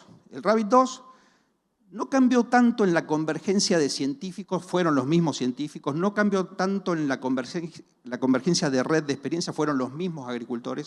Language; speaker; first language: Spanish; native; Spanish